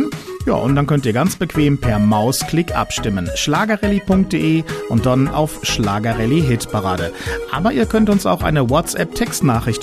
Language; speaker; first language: German; native; German